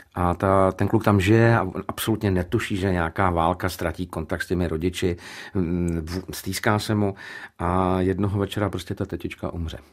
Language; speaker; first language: Czech; native; Czech